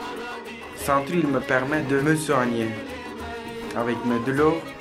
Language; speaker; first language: French; non-native, learner; Kurdish